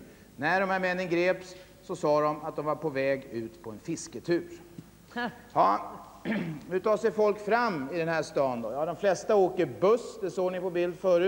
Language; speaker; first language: Swedish; native; Swedish